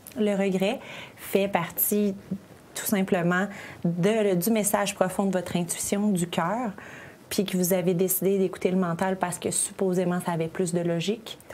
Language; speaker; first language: French; native; French